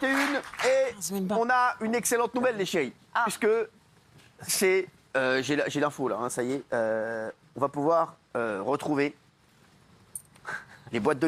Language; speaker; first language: French; native; French